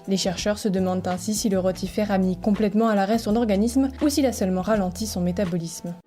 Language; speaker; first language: French; native; French